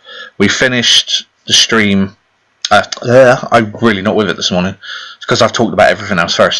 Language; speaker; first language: English; native; English